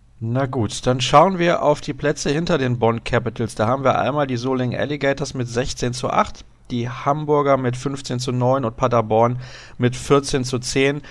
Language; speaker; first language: German; native; German